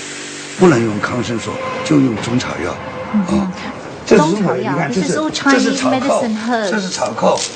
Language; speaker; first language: Chinese; native; Chinese